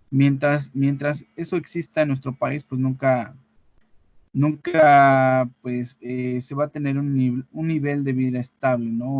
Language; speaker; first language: Spanish; native; Spanish